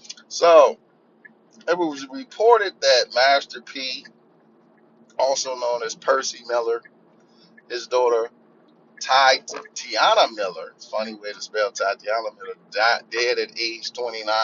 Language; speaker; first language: English; native; English